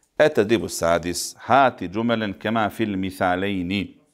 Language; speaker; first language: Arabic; non-native, fluent; Bosnian